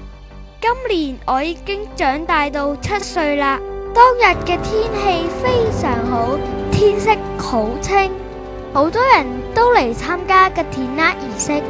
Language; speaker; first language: Cantonese; early bilingual, other home language; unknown